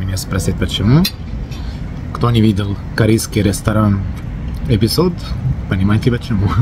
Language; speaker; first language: Russian; non-native, learner; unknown